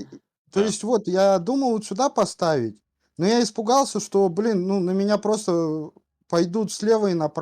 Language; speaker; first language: Russian; native; Russian